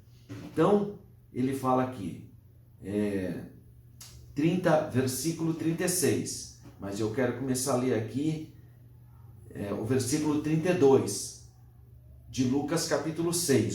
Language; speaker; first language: Portuguese; native; Portuguese